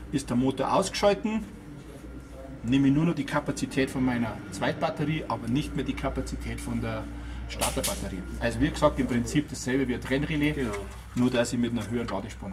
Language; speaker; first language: German; native; German